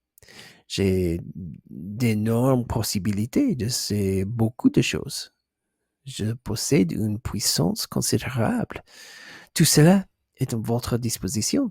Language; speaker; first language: French; non-native, learner; English